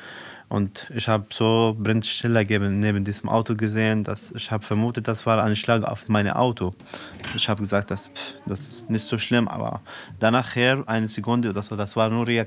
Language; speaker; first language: German; non-native, fluent; Arabic